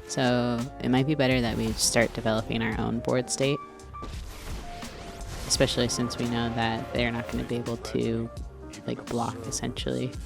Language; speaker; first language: English; native; English